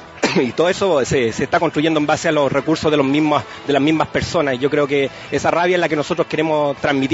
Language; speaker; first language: Spanish; native; Spanish